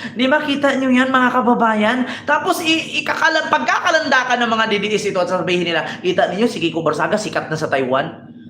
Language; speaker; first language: Filipino; native; Filipino